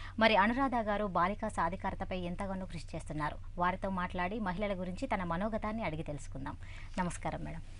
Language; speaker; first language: Telugu; native; Telugu